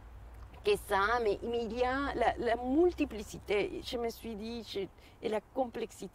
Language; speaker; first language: French; non-native, fluent; Spanish